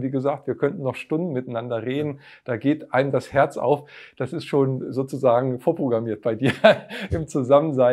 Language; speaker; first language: German; native; German